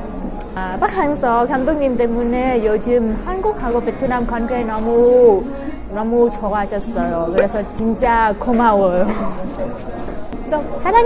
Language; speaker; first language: Korean; non-native, learner; Vietnamese